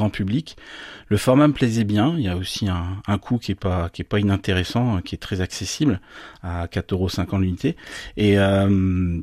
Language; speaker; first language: French; native; French